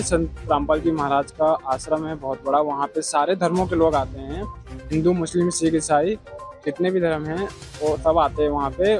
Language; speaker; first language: Hindi; native; Hindi